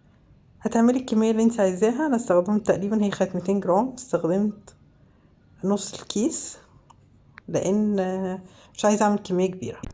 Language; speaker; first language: Arabic; native; Arabic